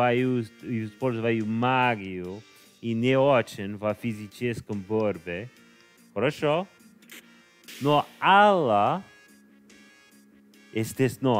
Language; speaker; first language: Russian; non-native, learner; English